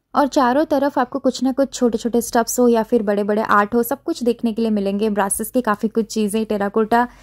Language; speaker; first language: Hindi; non-native, local second language; Odia